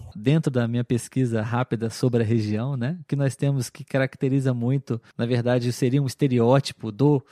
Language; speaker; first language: Portuguese; native; Portuguese